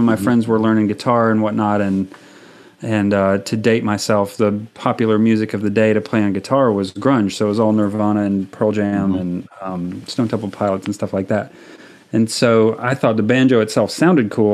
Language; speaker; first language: English; native; English